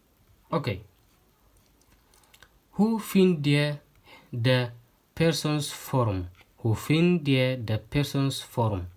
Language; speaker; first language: Dutch; non-native, fluent; Tigrinya